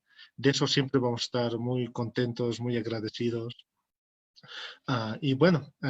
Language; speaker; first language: Spanish; native; Spanish